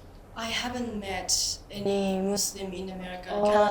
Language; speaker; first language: English; non-native, fluent; Japanese